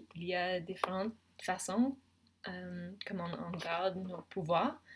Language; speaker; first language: French; non-native, learner; English